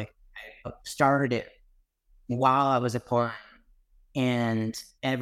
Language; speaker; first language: English; native; English